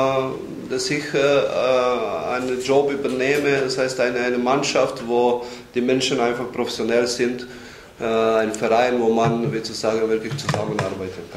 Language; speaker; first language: German; non-native, fluent; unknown